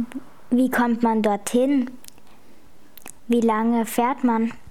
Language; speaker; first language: German; early bilingual, other home language; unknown